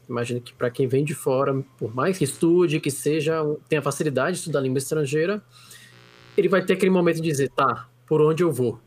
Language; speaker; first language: Portuguese; native; Portuguese